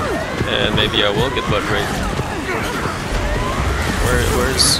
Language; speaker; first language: English; non-native, fluent; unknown